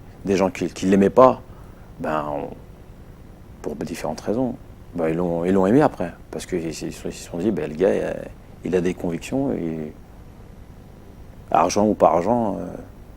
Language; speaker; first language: French; native; French